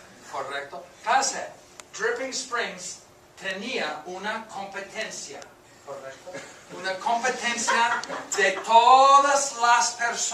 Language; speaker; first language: Spanish; non-native, fluent; English